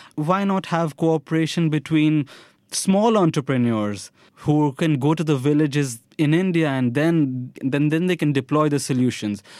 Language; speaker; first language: English; non-native, local second language; Hindi